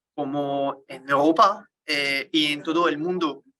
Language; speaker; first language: Spanish; non-native, learner; French